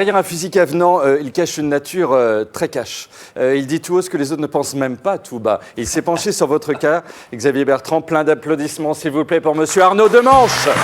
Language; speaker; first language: French; native; French